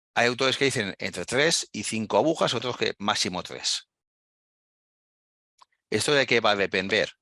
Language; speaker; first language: Spanish; native; Spanish